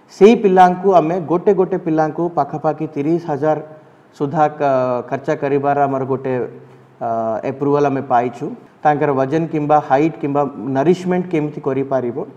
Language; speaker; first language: Odia; non-native, fluent; Telugu